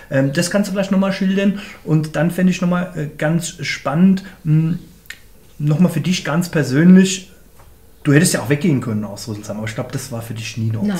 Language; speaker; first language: German; native; German